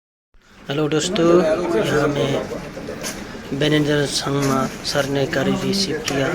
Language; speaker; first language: Hindi; non-native, local second language; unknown